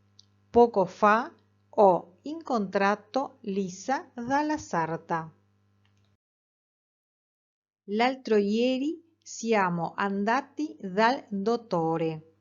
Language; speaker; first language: Italian; non-native, fluent; Spanish